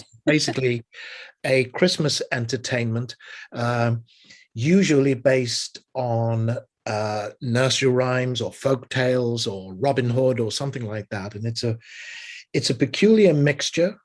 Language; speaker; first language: English; native; English